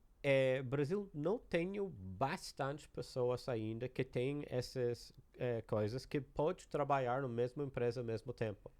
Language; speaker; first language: Portuguese; non-native, learner; English